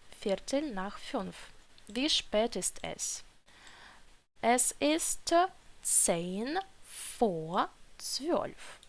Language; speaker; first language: German; non-native, fluent; Ukrainian